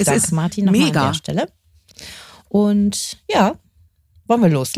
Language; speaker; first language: German; native; German